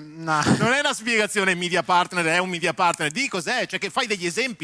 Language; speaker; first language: Italian; native; Italian